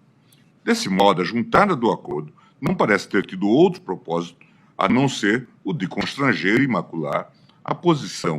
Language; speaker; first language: Portuguese; native; Portuguese